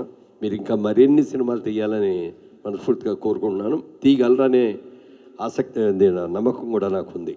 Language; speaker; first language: Telugu; native; Telugu